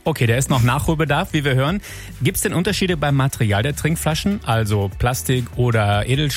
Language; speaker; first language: German; native; German